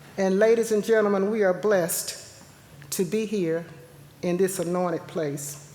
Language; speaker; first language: English; native; English